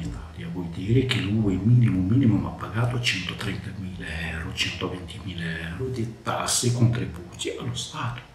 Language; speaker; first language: Italian; non-native, learner; Arabic